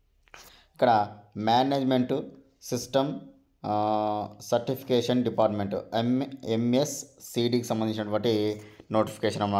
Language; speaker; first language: Telugu; native; Telugu